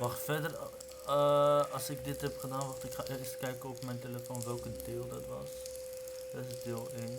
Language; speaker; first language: Dutch; non-native, local second language; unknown